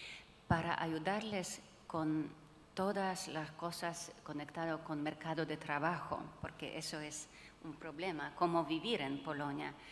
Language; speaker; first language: Spanish; non-native, fluent; Polish